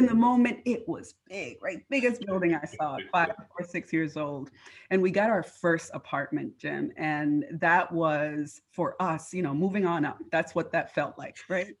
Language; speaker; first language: English; non-native, fluent; Spanish